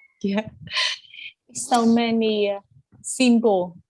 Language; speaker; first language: English; non-native, learner; Vietnamese